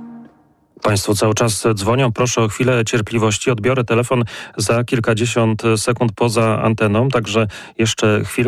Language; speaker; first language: Polish; native; Polish